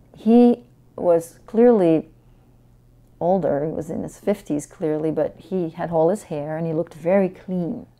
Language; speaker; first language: English; non-native, fluent; French